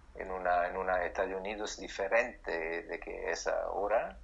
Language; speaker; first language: Spanish; non-native, learner; Italian